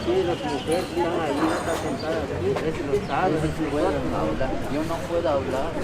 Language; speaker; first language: Spanish; non-native, local second language; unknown